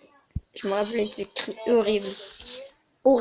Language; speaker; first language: French; native; French